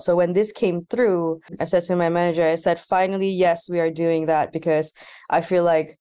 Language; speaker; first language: English; non-native, local second language; Malay